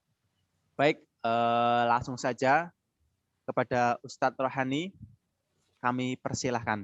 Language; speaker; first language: Indonesian; native; Indonesian